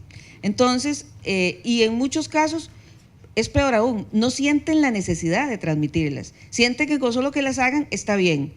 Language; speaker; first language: Spanish; native; Spanish